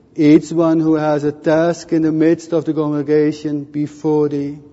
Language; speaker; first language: English; non-native, fluent; Dutch